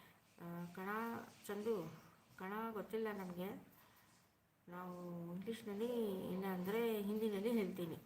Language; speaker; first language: Kannada; non-native, local second language; Urdu